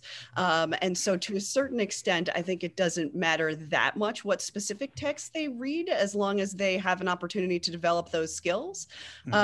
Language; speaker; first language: English; native; English